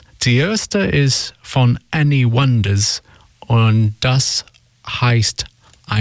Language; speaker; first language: German; non-native, learner; English